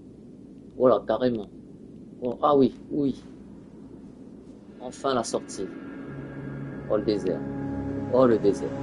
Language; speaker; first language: French; native; French